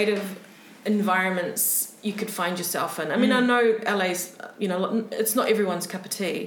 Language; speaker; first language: English; native; English